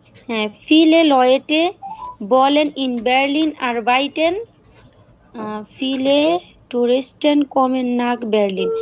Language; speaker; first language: German; non-native, learner; Bangla